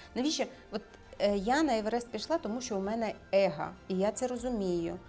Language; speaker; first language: Ukrainian; non-native, local second language; Russian